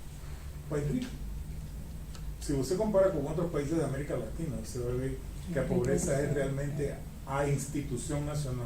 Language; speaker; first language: Portuguese; non-native, fluent; Spanish